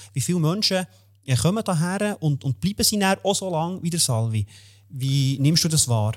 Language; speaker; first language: German; native; German